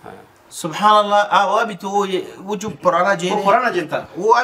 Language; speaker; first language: Hindi; non-native, learner; Pashto